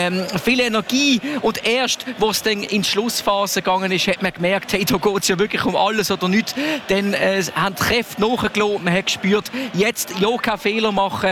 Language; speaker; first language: German; native; German